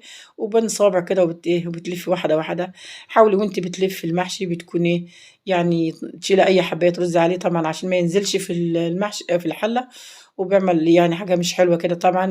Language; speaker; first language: Arabic; native; Arabic